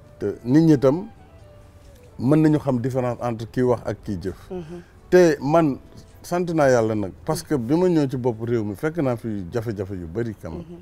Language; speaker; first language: Wolof; non-native, local second language; Fula